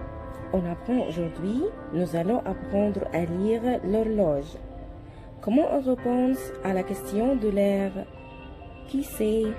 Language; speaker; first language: French; non-native, learner; Arabic